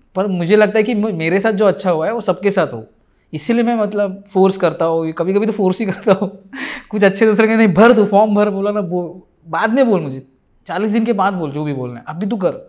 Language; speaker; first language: Hindi; non-native, local second language; Marathi